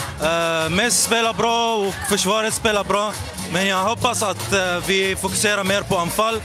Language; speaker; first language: Swedish; non-native, learner; Spanish